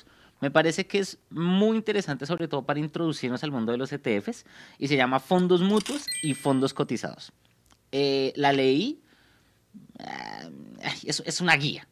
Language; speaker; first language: Spanish; native; Spanish